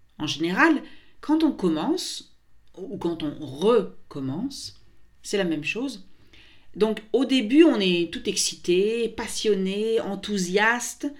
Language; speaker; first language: French; native; French